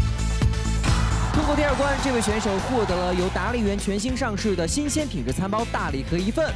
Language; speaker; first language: Chinese; native; Chinese